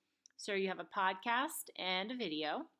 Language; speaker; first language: English; native; English